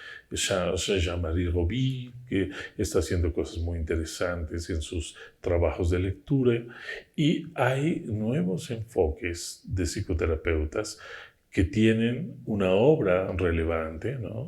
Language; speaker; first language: Spanish; native; Spanish